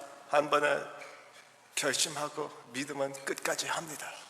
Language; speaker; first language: Korean; early bilingual, heritage; Korean